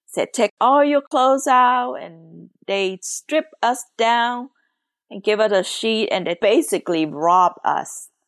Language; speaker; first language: English; early bilingual, other home language; Lao